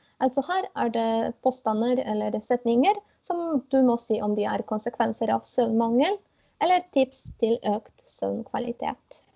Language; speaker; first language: Norwegian; non-native, fluent; Polish